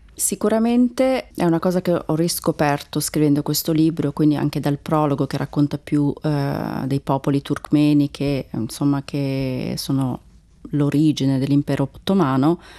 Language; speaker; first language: Italian; early bilingual, other home language; Turkish